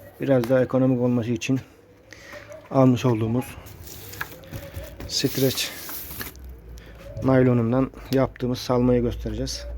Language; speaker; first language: Turkish; native; Turkish